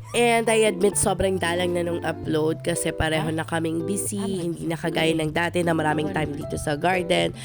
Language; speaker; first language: Filipino; non-native, local second language; Cebuano